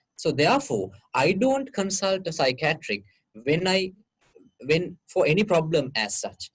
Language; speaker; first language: English; non-native, local second language; Sinhala